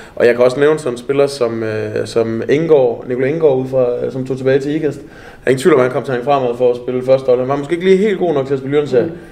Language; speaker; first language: Danish; native; Danish